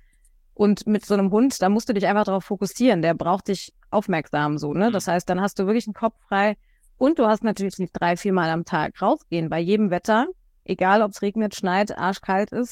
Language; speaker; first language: German; native; German